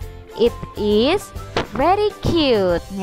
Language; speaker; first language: English; non-native, fluent; Indonesian